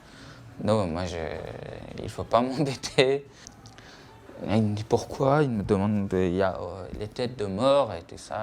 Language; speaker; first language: French; non-native, fluent; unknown